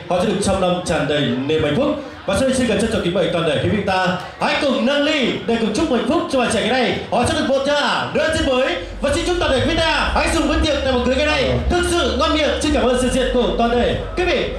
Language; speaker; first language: Vietnamese; native; Vietnamese